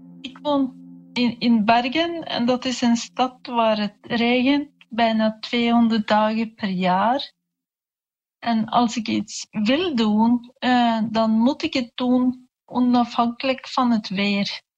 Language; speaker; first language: Dutch; non-native, fluent; Norwegian